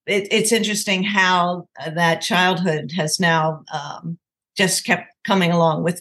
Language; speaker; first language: English; native; English